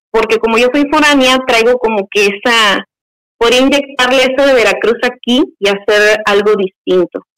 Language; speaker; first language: Spanish; native; Spanish